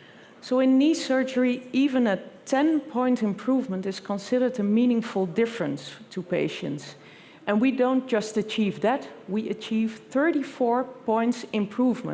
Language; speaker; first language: English; non-native, fluent; Dutch